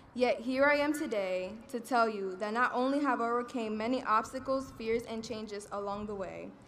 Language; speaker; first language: English; early bilingual, other home language; Spanish